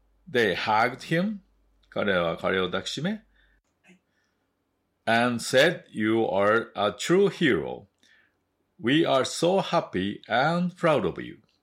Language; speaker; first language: English; non-native, fluent; Japanese